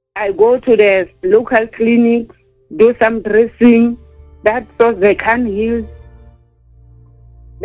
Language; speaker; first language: English; non-native, local second language; Southern Sotho